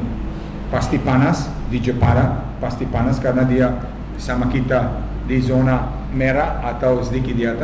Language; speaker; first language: Indonesian; non-native, fluent; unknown